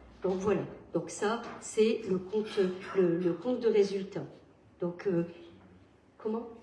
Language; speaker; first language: French; native; French